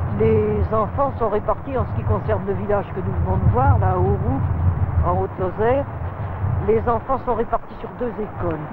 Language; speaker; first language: French; native; French